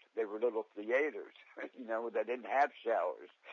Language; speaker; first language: English; native; English